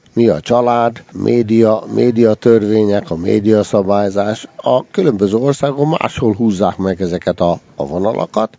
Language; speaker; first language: Hungarian; early bilingual, heritage; Hungarian